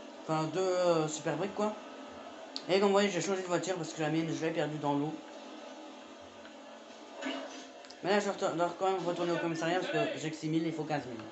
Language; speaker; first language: French; native; French